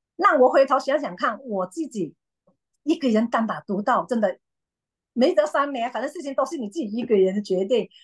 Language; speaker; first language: Chinese; non-native, local second language; Cantonese